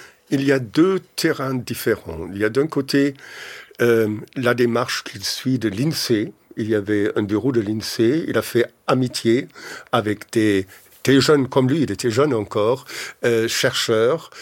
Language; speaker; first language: French; non-native, fluent; German